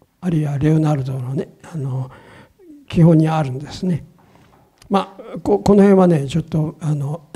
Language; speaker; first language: Japanese; native; Japanese